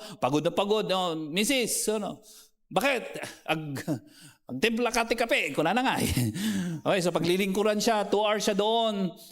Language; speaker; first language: Filipino; non-native, local second language; Cebuano